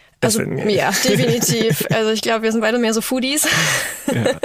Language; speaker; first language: German; native; German